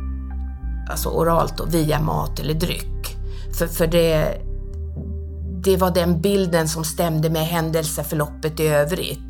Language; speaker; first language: Swedish; native; Swedish